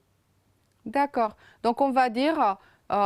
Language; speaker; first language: French; non-native, fluent; Romanian